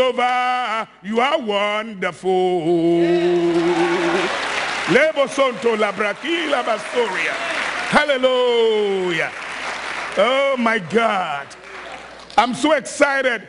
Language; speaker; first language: English; non-native, local second language; Akan